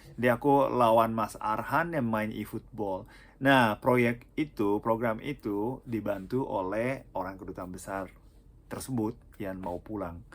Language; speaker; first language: Indonesian; non-native, fluent; Japanese